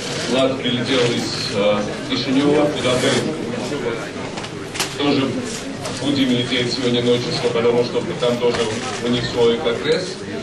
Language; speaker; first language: Russian; non-native, local second language; Georgian